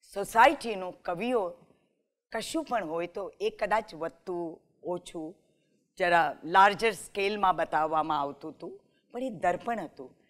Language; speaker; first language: Gujarati; non-native, local second language; Marathi